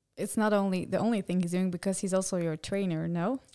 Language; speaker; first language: English; non-native, fluent; Dutch